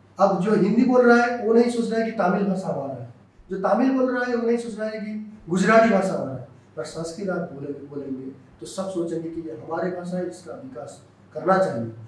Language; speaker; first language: Hindi; non-native, local second language; Bangla